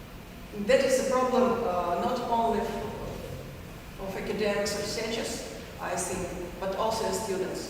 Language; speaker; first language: English; non-native, learner; Ukrainian